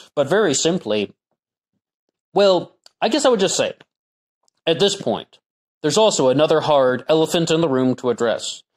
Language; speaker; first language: English; native; English